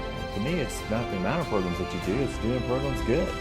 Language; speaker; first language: English; native; English